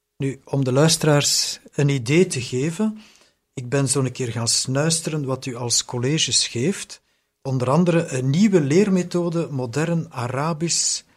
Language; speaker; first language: Dutch; native; Dutch